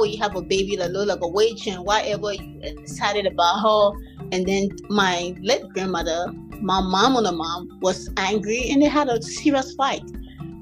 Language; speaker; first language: English; native; English